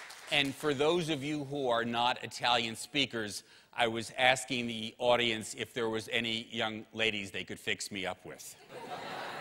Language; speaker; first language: English; native; English